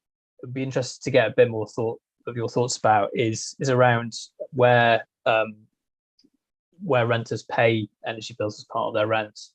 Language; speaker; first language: English; native; English